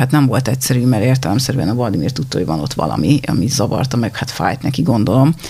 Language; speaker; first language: Hungarian; native; Hungarian